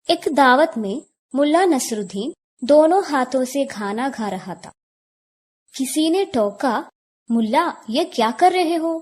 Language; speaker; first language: Hindi; non-native, local second language; Malayalam